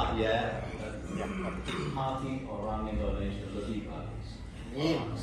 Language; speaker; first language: Indonesian; non-native, learner; English